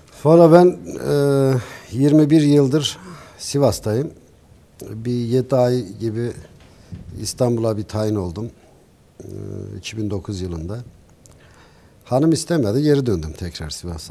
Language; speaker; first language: Turkish; native; Turkish